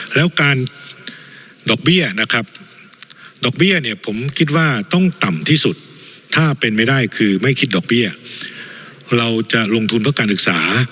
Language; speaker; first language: Thai; native; Thai